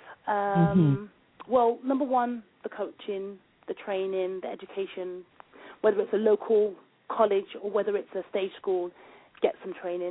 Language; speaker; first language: English; native; English